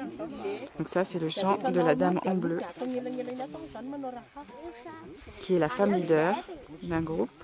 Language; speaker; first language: French; native; French